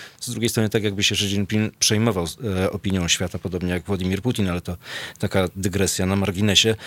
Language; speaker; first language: Polish; native; Polish